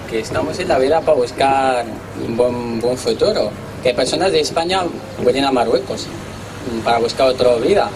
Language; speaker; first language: Spanish; non-native, learner; Arabic